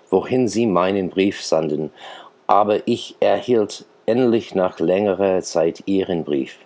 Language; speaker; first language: German; non-native, fluent; English